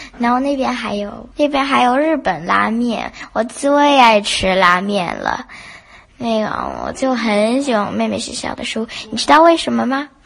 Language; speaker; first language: Chinese; early bilingual, heritage; Chinese